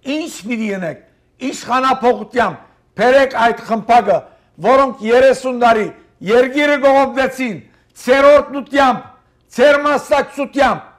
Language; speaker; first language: Armenian; early bilingual, heritage; Armenian